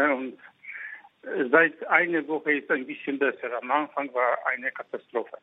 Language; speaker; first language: German; non-native, fluent; Polish